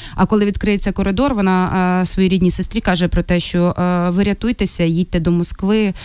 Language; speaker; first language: Ukrainian; non-native, local second language; Russian